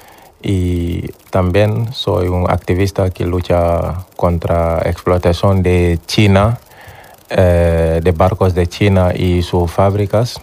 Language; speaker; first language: Spanish; non-native, learner; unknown